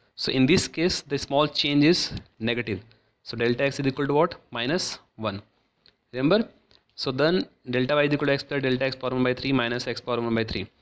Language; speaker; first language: English; non-native, local second language; Hindi